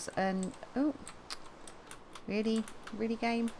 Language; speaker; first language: English; native; English